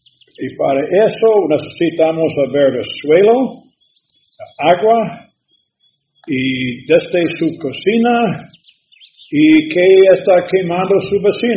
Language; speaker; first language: Spanish; non-native, learner; English